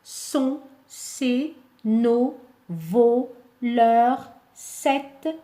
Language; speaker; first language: French; non-native, local second language; Arabic